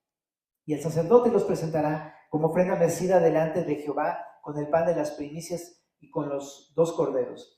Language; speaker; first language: Spanish; native; Spanish